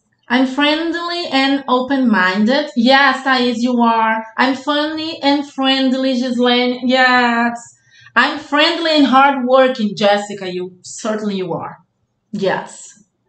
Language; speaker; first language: English; non-native, fluent; Portuguese